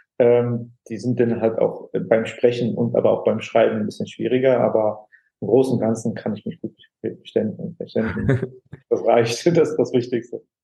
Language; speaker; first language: German; non-native, fluent; Aramaic